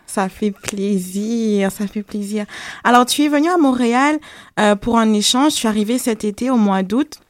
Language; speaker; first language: French; native; French